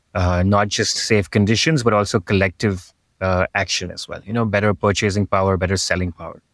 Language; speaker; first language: English; non-native, local second language; Hindi